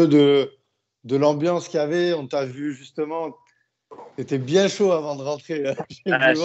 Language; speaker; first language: French; native; French